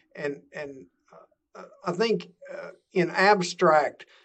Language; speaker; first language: English; native; English